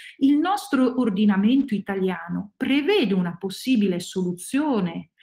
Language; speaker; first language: Italian; native; Italian